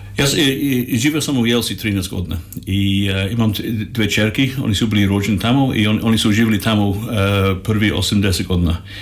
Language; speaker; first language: Croatian; non-native, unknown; English